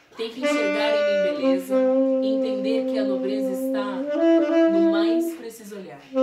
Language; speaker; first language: Portuguese; native; Portuguese